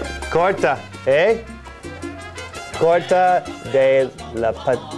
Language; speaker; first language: Spanish; non-native, learner; English